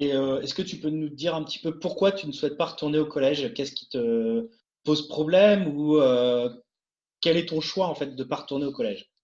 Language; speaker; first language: French; native; French